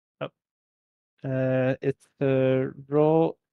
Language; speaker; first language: English; non-native, fluent; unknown